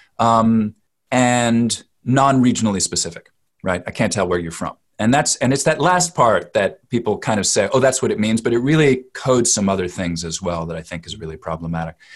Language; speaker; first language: English; native; English